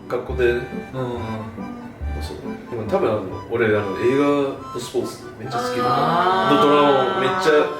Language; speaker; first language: Japanese; non-native, fluent; Chinese